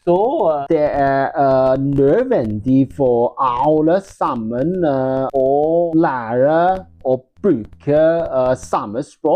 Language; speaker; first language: Norwegian; non-native, learner; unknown